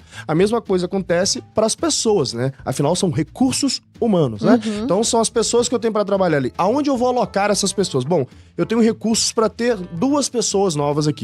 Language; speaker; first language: Portuguese; native; Portuguese